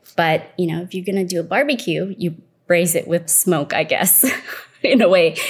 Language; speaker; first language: English; early bilingual, other home language; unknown